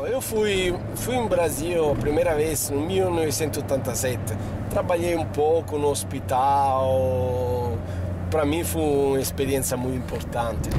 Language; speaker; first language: Portuguese; non-native, fluent; Italian